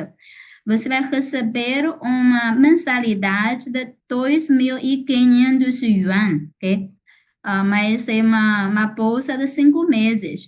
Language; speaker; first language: Portuguese; non-native, fluent; Chinese